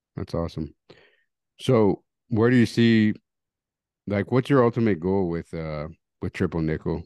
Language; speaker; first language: English; early bilingual, other home language; Spanish